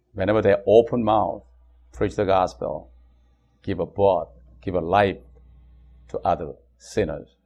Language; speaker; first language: English; non-native, fluent; Korean